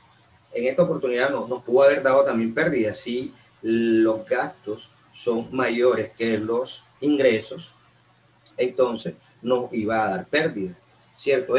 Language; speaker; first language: Spanish; native; Spanish